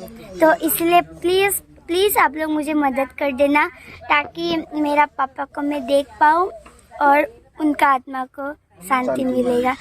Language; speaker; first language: Hindi; non-native, local second language; Mising